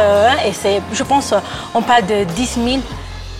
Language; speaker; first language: French; non-native, fluent; Italian